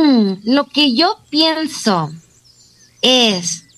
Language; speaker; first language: Spanish; early bilingual, other home language; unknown